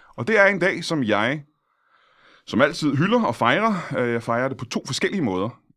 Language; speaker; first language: Danish; native; Danish